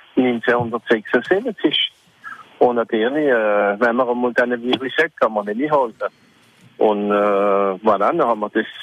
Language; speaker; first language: German; non-native, local second language; French